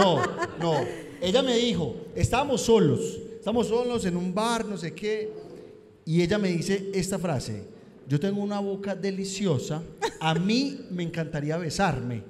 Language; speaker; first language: Spanish; native; Spanish